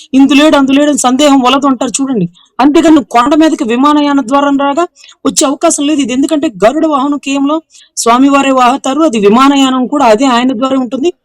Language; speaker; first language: Telugu; native; Telugu